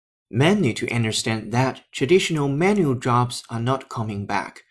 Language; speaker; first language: English; non-native, fluent; Chinese